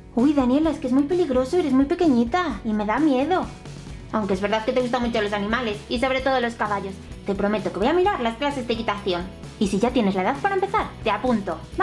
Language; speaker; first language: Spanish; native; Spanish